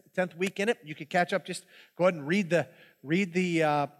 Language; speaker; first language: English; native; English